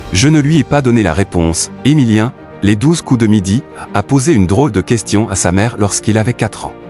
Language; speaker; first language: French; native; French